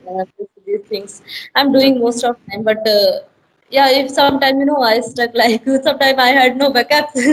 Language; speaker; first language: English; non-native, learner; Hindi